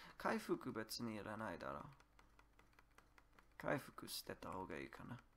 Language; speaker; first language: Japanese; non-native, learner; English